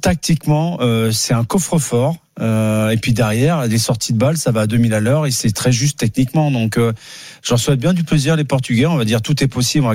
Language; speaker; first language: French; native; French